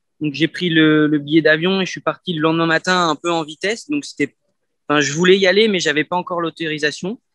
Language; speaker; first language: French; native; French